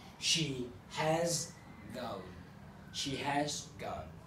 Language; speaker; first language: English; non-native, fluent; Indonesian